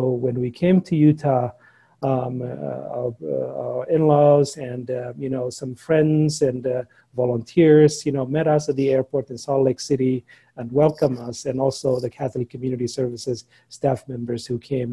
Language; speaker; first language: English; non-native, fluent; Somali